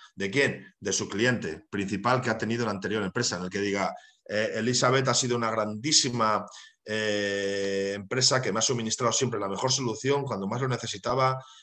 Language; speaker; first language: Spanish; native; Spanish